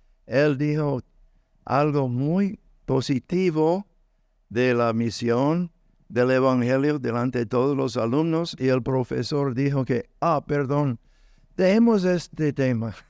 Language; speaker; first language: Spanish; non-native, learner; English